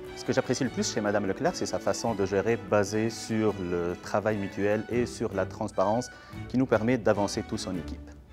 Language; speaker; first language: French; non-native, local second language; Arabic